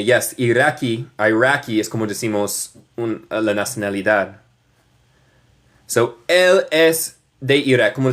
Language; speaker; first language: Spanish; non-native, learner; English